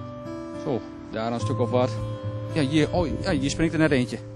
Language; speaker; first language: Dutch; native; Dutch